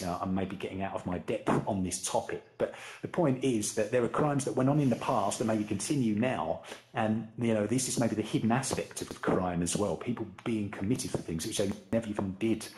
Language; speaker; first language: English; native; English